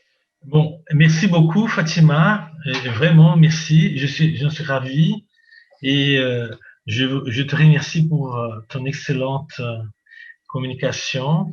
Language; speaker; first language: French; non-native, fluent; Portuguese